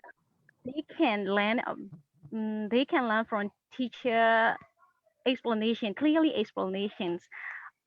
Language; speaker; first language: English; non-native, learner; Burmese